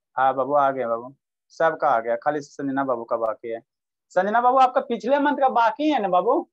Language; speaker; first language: Hindi; native; Hindi